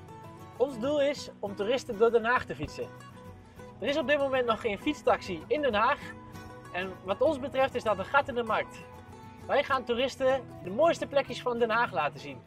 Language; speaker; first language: Dutch; native; Dutch